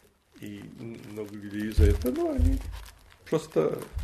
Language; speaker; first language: Russian; non-native, fluent; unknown